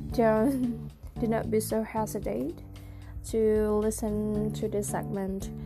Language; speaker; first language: English; non-native, learner; Indonesian